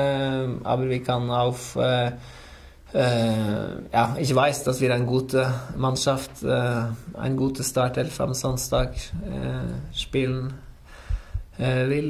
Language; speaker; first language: German; non-native, learner; Norwegian